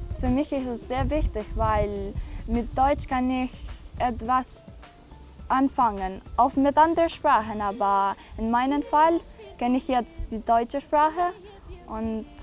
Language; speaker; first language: German; non-native, fluent; Albanian